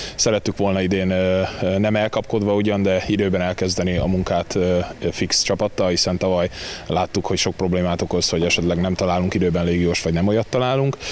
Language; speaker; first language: Hungarian; native; Hungarian